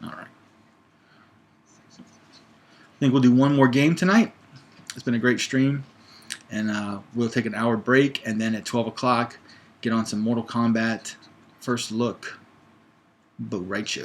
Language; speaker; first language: English; native; English